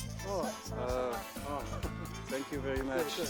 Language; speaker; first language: English; non-native, learner; French